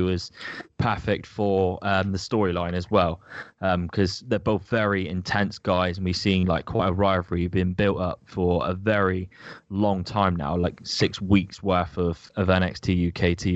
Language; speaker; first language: English; native; English